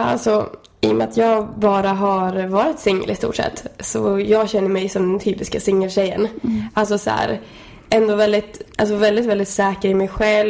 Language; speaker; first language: Swedish; native; Swedish